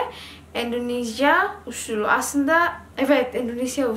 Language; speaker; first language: Turkish; non-native, learner; Indonesian